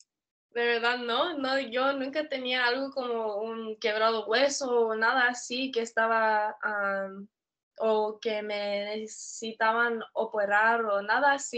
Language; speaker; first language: Spanish; early bilingual, heritage; Spanish